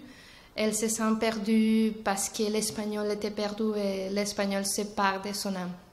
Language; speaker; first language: French; non-native, learner; Spanish